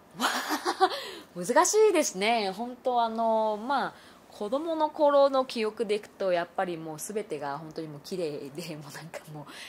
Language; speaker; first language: Japanese; non-native, fluent; Vietnamese